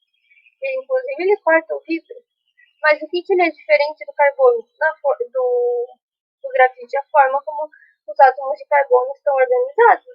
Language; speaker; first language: Portuguese; native; Portuguese